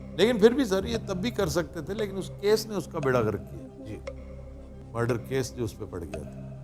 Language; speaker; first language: Urdu; native; Urdu